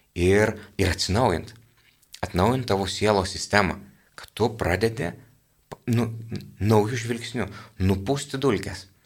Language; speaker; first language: Lithuanian; native; Lithuanian